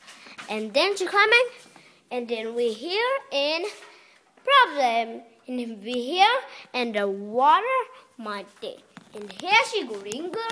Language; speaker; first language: English; non-native, learner; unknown